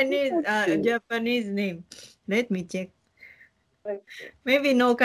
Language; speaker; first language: English; non-native, learner; Japanese